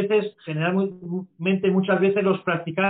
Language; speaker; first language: Portuguese; non-native, learner; Spanish